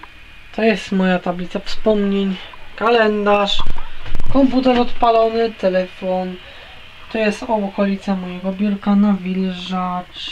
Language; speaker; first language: Polish; native; Polish